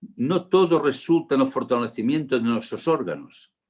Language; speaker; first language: Portuguese; non-native, learner; Spanish